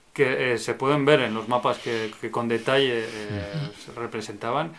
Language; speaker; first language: Spanish; native; Spanish